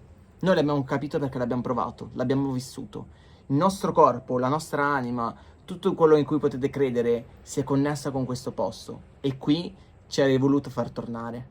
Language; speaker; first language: Italian; native; Italian